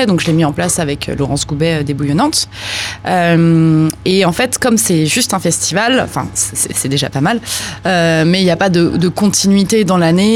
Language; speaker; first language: French; native; French